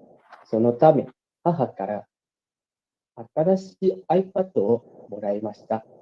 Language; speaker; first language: Japanese; non-native, learner; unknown